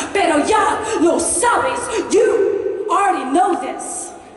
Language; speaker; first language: English; native; English